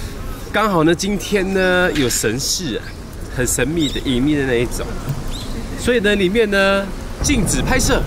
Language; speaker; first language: Chinese; native; Chinese